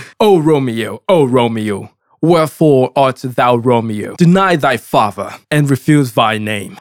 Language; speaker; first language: Russian; non-native, learner; English